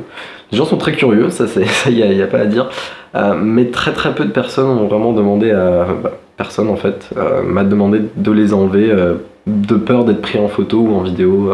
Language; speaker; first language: French; native; French